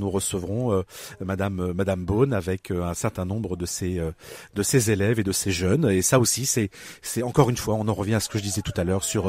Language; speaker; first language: French; native; French